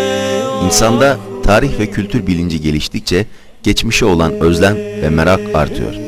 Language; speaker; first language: Turkish; native; Turkish